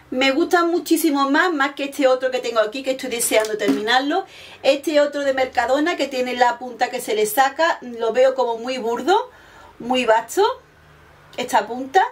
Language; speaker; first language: Spanish; native; Spanish